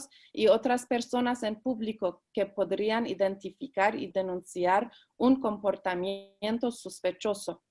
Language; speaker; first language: Spanish; early bilingual, heritage; Spanish